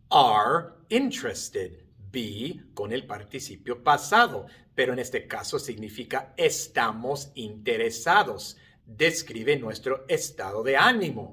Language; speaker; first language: Spanish; non-native, fluent; English